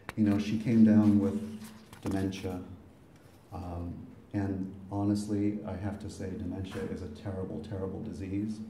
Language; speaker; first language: English; native; English